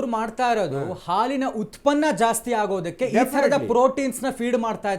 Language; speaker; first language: Kannada; native; Kannada